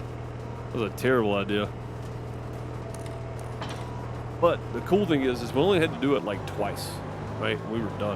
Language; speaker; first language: English; native; English